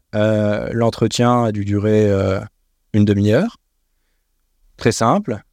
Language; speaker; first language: French; native; French